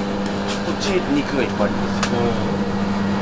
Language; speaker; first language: Japanese; native; Japanese